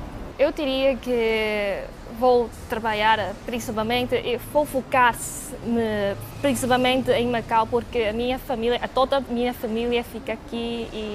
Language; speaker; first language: Portuguese; non-native, local second language; Cantonese